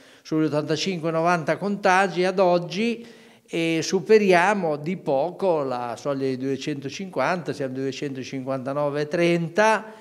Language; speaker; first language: Italian; native; Italian